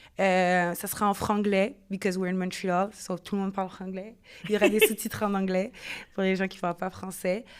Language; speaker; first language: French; native; French